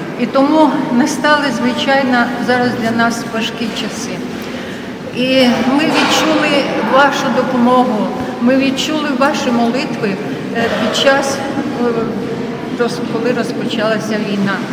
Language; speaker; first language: Ukrainian; non-native, local second language; Russian